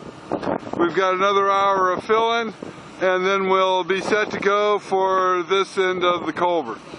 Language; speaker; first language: English; native; English